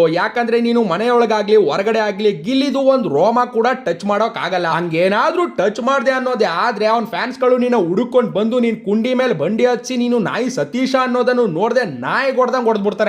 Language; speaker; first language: Kannada; native; Kannada